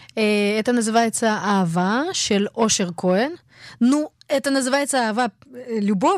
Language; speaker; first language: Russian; early bilingual, heritage; Russian